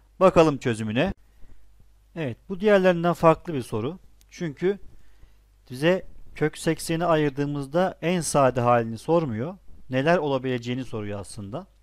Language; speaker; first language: Turkish; native; Turkish